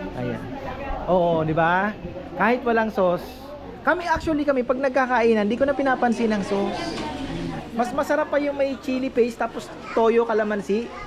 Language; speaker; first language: Filipino; non-native, local second language; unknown